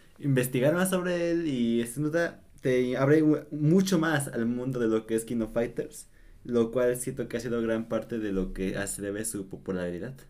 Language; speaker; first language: Spanish; native; Spanish